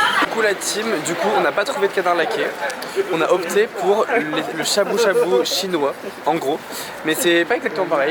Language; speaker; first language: French; native; French